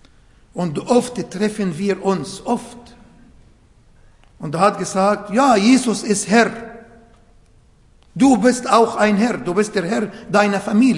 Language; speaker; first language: German; non-native, learner; Arabic